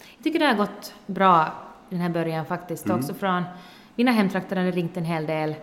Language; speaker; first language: Swedish; native; Swedish